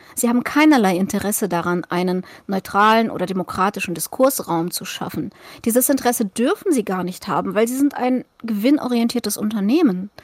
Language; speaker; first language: German; early bilingual, other home language; Russian